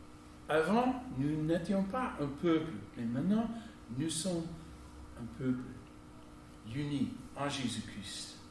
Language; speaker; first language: French; non-native, fluent; English